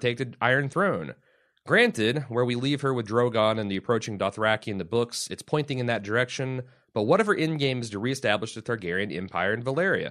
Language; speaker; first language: English; native; English